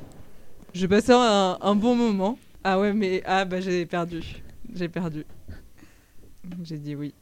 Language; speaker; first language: French; native; French